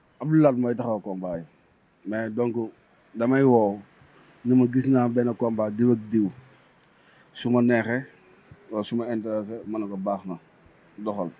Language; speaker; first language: Wolof; native; Wolof